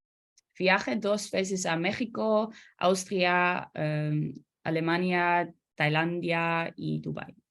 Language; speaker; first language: Spanish; non-native, learner; Dutch